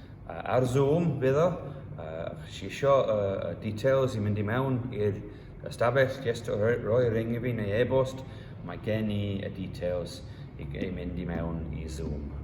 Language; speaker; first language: Welsh; early bilingual, heritage; Welsh